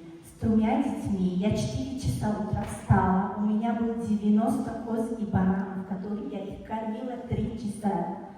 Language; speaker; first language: Russian; non-native, fluent; Tajik